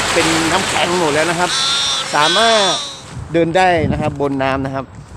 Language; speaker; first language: Thai; non-native, local second language; Akha